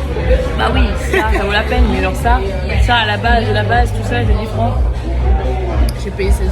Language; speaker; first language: French; native; French